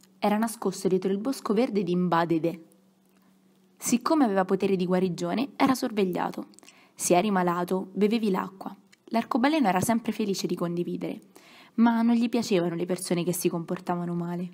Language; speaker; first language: Italian; native; Italian